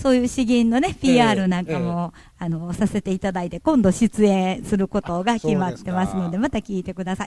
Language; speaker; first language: Japanese; native; Japanese